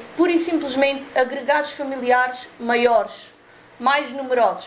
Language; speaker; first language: Portuguese; native; Portuguese